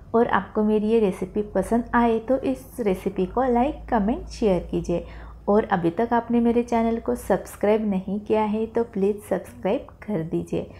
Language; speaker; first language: Hindi; non-native, local second language; Marathi